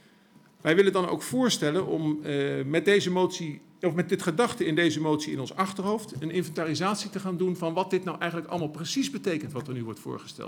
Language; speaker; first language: Dutch; native; Dutch